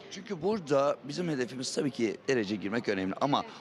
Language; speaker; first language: Turkish; native; Turkish